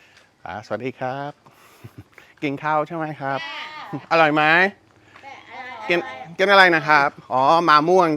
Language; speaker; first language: Thai; non-native, learner; English